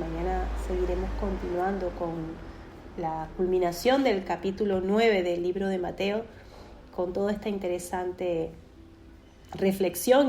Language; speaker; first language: Spanish; native; Spanish